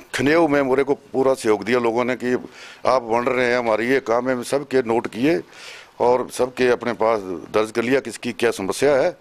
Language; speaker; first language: Hindi; native; Hindi